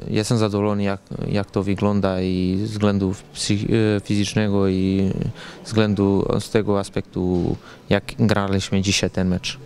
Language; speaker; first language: Polish; non-native, learner; Serbian